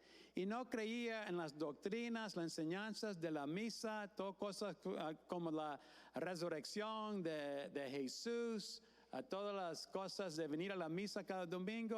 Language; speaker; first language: Spanish; non-native, fluent; English